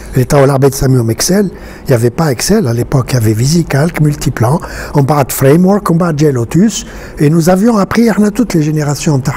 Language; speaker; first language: French; non-native, local second language; Arabic